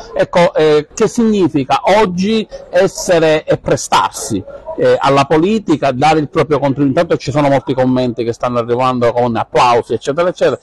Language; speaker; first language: Italian; native; Italian